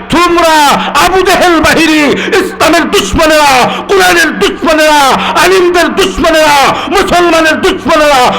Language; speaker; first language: Bangla; non-native, local second language; Sylheti